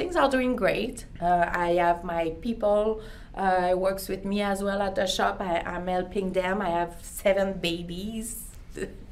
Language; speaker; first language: English; non-native, learner; French